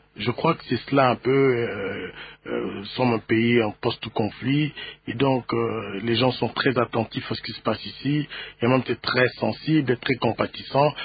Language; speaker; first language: French; non-native, local second language; Lingala